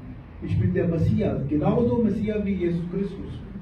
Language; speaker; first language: German; non-native, fluent; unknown